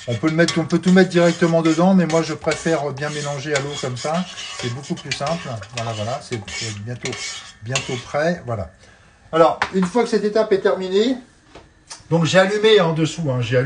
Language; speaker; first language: French; native; French